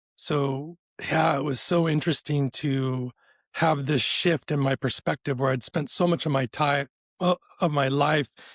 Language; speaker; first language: English; native; English